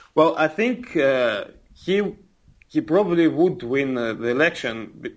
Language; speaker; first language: English; non-native, fluent; Russian